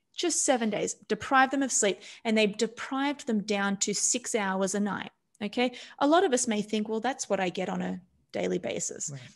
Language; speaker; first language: English; native; English